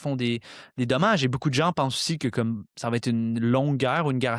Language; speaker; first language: French; native; French